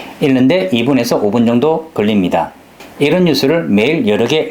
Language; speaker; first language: Korean; native; Korean